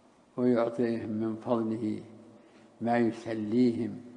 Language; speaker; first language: Arabic; native; Arabic